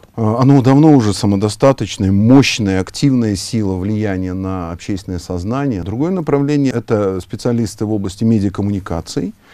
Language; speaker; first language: Russian; native; Russian